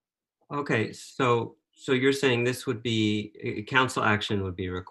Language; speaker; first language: English; native; English